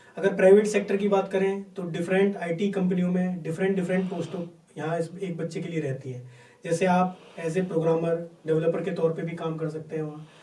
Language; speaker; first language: Hindi; native; Hindi